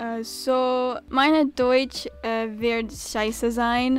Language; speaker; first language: German; non-native, learner; English